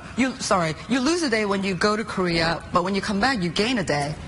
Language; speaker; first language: English; early bilingual, other home language; Korean